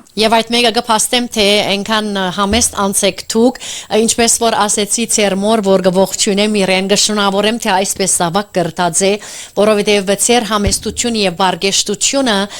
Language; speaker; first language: Armenian; early bilingual, heritage; Armenian